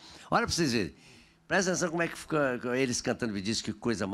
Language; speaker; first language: Portuguese; native; Portuguese